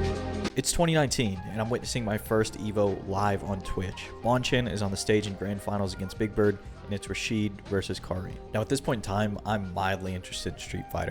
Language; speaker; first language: English; native; English